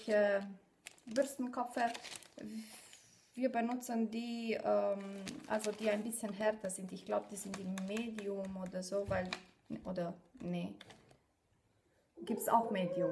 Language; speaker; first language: German; non-native, fluent; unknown